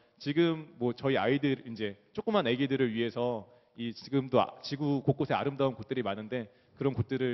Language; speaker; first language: Korean; native; Korean